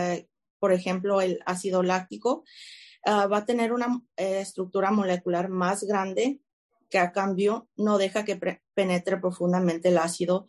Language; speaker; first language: Spanish; early bilingual, heritage; Spanish